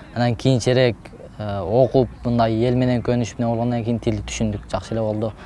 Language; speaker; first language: Kyrgyz; early bilingual, heritage; Kyrgyz